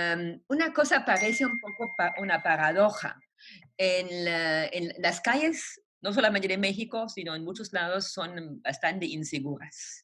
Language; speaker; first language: Spanish; non-native, fluent; German